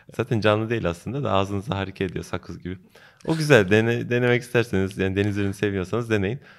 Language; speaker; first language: Turkish; early bilingual, heritage; Turkish